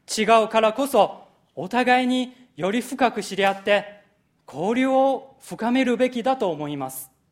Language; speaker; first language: Japanese; non-native, fluent; Chinese